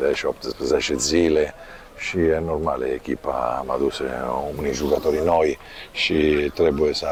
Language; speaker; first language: Romanian; non-native, fluent; Italian